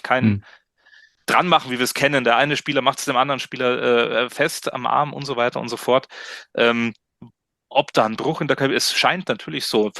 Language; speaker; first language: German; native; German